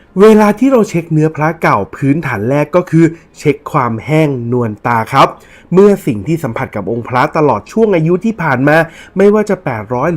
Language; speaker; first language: Thai; native; Thai